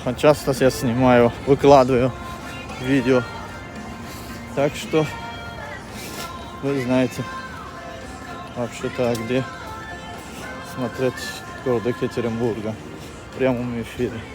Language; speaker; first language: Russian; non-native, fluent; Tajik